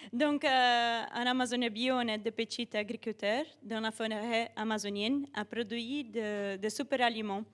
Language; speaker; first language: French; non-native, fluent; Portuguese